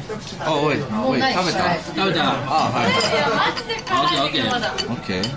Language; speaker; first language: Japanese; non-native, learner; English